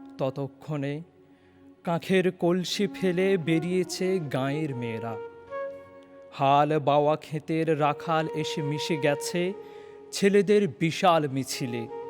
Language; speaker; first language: Bangla; native; Bangla